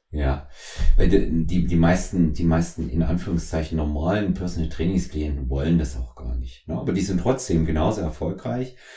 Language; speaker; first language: German; native; German